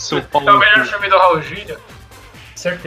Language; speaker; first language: Portuguese; native; Portuguese